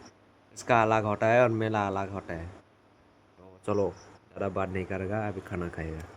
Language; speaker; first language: Hindi; non-native, local second language; Kok Borok